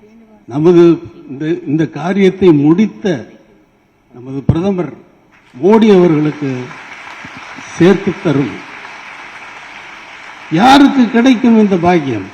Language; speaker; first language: Tamil; native; Tamil